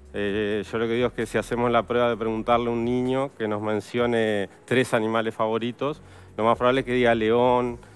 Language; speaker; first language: Spanish; native; Spanish